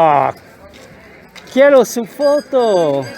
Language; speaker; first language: Spanish; non-native, learner; English